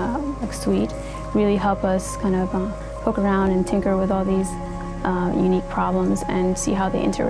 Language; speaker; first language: English; native; English